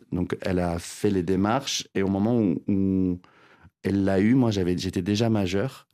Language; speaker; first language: French; non-native, fluent; Azerbaijani